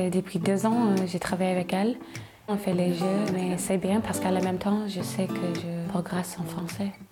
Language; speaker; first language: French; non-native, learner; English